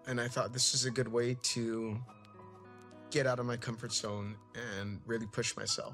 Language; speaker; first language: English; native; English